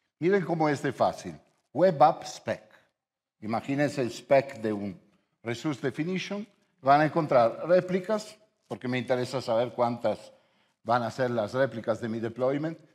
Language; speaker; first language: Spanish; non-native, fluent; Italian